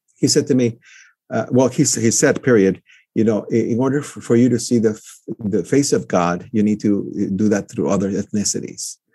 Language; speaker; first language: English; early bilingual, other home language; Spanish